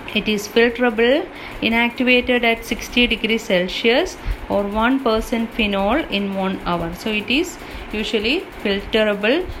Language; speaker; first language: English; non-native, local second language; Malayalam